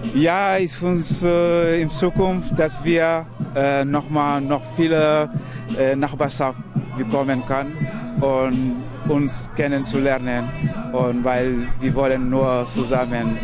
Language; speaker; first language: German; non-native, learner; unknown